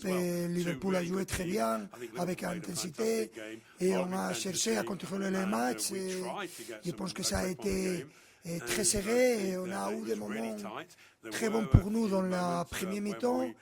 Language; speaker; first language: French; non-native, fluent; Spanish